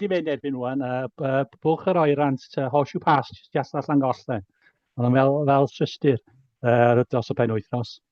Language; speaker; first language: Welsh; native; Welsh